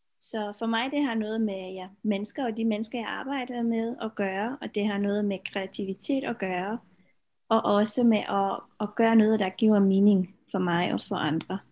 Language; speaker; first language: Danish; non-native, fluent; Romanian